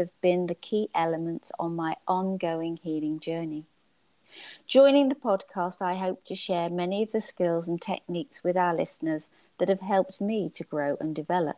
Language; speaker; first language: English; native; English